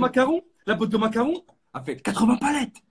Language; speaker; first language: French; native; French